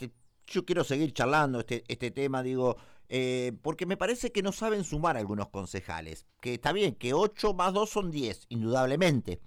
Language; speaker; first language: Spanish; native; Spanish